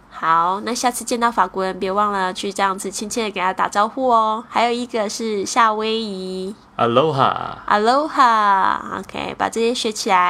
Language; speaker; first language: Chinese; native; Chinese